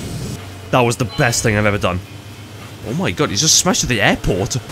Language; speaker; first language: English; native; English